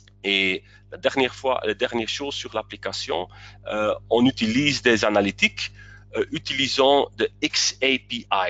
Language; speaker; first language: French; non-native, local second language; Dutch